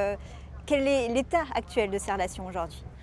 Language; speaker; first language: French; native; French